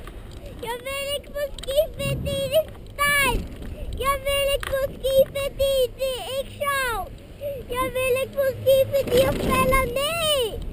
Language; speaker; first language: Danish; early bilingual, heritage; Danish